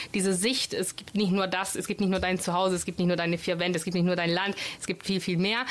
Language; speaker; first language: German; non-native, fluent; Italian